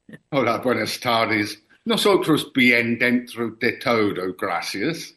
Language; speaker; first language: Spanish; non-native, learner; English